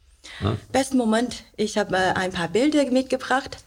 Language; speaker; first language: German; non-native, learner; Chinese